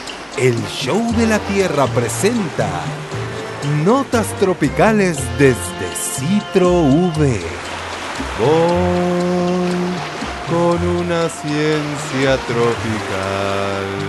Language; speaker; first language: Spanish; native; Spanish